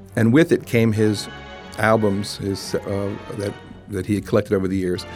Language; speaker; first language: English; native; English